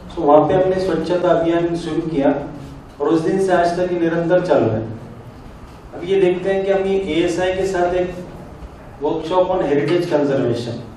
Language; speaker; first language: Hindi; non-native, local second language; Marathi